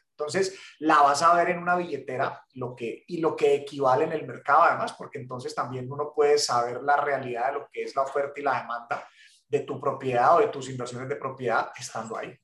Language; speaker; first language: Spanish; native; Spanish